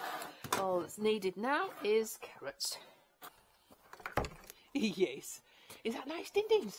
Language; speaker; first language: English; native; English